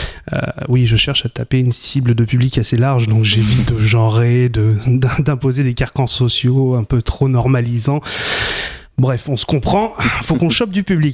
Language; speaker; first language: French; native; French